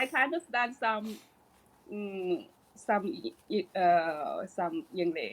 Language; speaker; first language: English; non-native, learner; Chinese